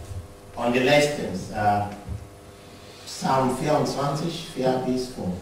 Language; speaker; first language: German; non-native, learner; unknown